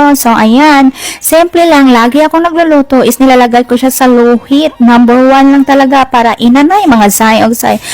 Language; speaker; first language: Filipino; non-native, local second language; Cebuano